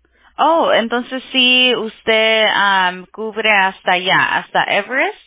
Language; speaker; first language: Spanish; early bilingual, heritage; Spanish